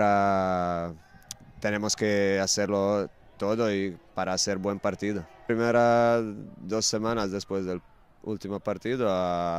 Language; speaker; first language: Spanish; non-native, fluent; Croatian